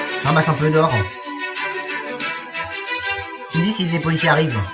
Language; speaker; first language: French; native; French